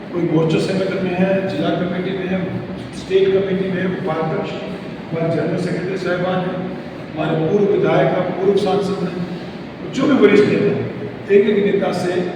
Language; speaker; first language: Hindi; native; Hindi